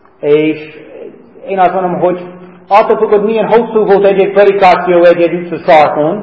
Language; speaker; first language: Hungarian; non-native, fluent; English